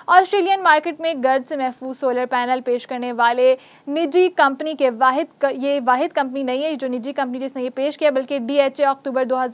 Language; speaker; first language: Urdu; native; Urdu